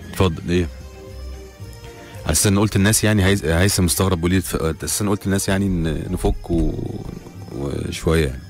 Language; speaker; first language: Arabic; native; Arabic